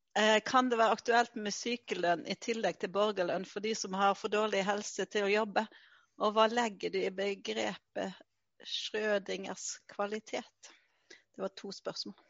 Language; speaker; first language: Norwegian; native; Norwegian